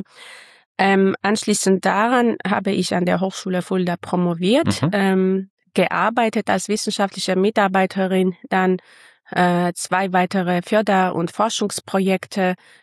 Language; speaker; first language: German; non-native, fluent; Armenian